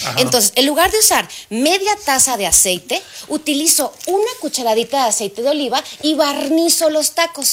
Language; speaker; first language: Spanish; native; Spanish